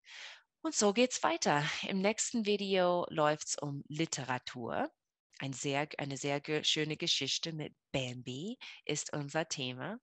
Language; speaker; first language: German; non-native, fluent; English